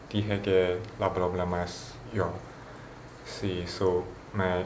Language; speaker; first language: Spanish; non-native, learner; Chinese